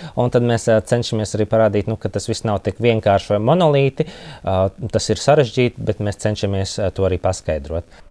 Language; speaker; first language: Latvian; native; Latvian